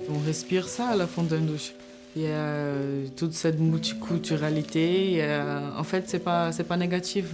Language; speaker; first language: French; non-native, fluent; Portuguese